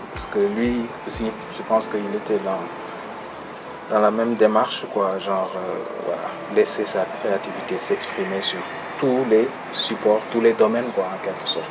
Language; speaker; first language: French; non-native, local second language; Wolof